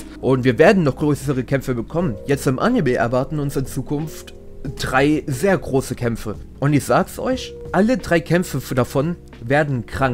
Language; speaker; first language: German; native; German